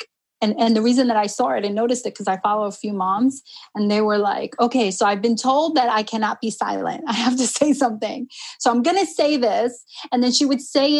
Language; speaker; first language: English; early bilingual, other home language; Spanish